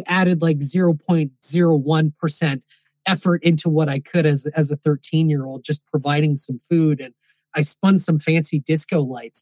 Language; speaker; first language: English; native; English